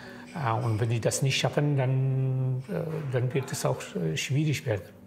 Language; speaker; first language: German; non-native, fluent; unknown